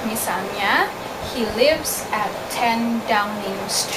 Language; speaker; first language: English; non-native, learner; Indonesian